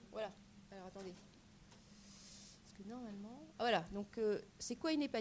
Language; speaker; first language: French; native; French